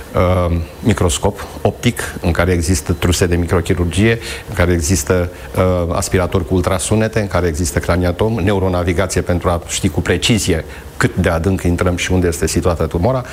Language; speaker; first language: Romanian; native; Romanian